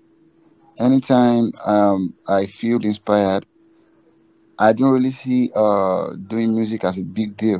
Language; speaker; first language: English; non-native, local second language; Yoruba